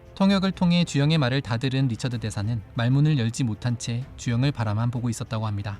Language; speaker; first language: Korean; native; Korean